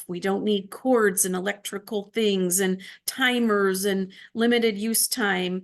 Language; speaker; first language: English; native; English